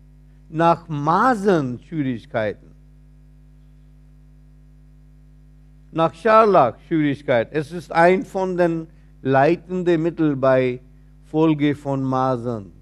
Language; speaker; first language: German; non-native, fluent; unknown